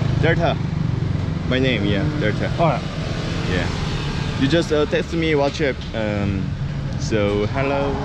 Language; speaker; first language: English; non-native, learner; Korean